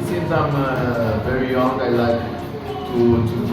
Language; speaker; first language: English; non-native, learner; Kabuverdianu